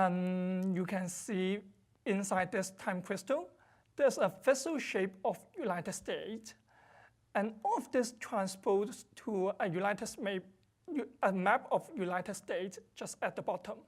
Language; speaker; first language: English; non-native, fluent; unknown